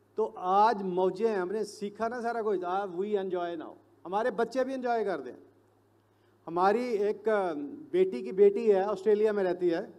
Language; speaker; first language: Hindi; non-native, local second language; Punjabi